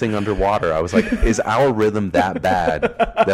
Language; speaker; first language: English; native; English